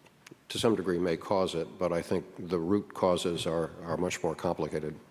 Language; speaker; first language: English; native; English